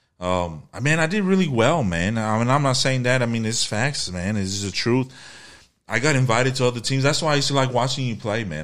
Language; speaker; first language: English; early bilingual, other home language; Spanish